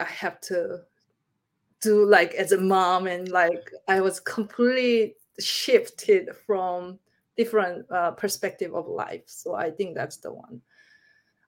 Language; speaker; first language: English; non-native, learner; Korean